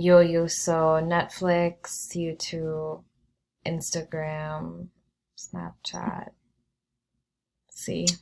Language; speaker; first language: Spanish; non-native, learner; English